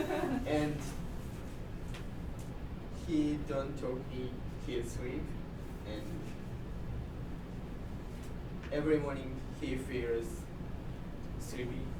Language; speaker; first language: English; non-native, learner; Japanese